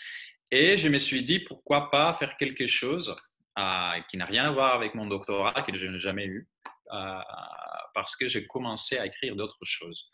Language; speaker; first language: French; non-native, fluent; Greek